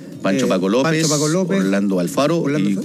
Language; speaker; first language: Spanish; native; Spanish